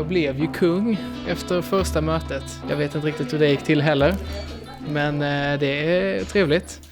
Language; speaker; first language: Swedish; native; Swedish